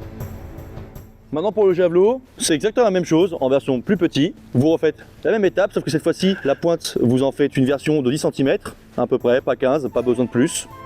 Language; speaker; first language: French; native; French